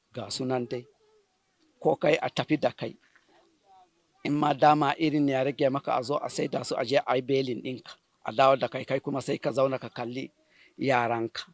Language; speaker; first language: Hausa; non-native, local second language; Fula